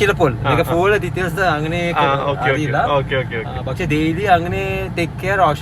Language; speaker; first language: Malayalam; non-native, learner; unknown